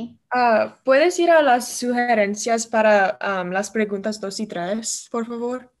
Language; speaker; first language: Spanish; non-native, learner; English